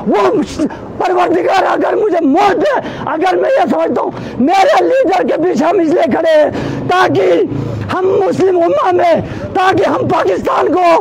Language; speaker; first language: Urdu; non-native, local second language; Balti